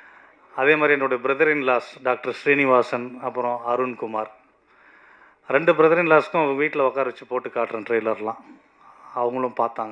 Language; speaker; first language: Tamil; native; Tamil